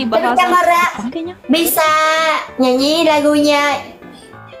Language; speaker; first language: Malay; non-native, learner; Vietnamese